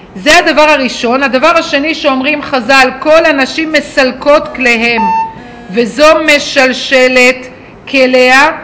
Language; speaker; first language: Hebrew; native; Hebrew